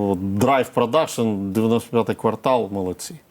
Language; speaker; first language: Ukrainian; non-native, local second language; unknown